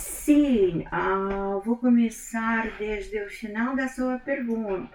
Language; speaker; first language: Portuguese; non-native, fluent; Russian